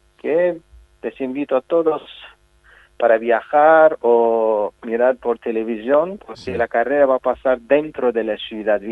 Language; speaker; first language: Spanish; non-native, fluent; Azerbaijani